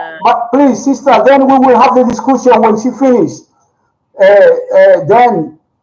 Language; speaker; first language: English; non-native, learner; Spanish